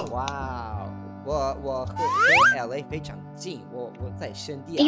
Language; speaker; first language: Chinese; non-native, learner; Spanish